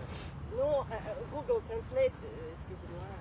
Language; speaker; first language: French; non-native, learner; Ukrainian